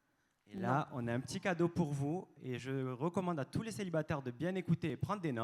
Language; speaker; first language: French; native; French